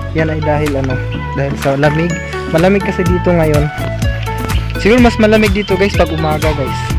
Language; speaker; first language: Filipino; non-native, local second language; Cebuano